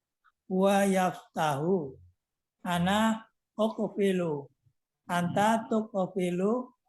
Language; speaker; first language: Arabic; non-native, learner; Indonesian